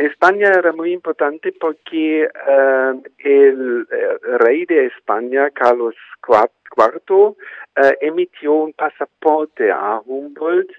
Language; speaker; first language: Spanish; non-native, fluent; German